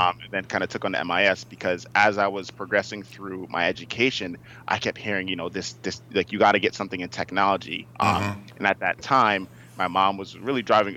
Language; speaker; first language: English; native; English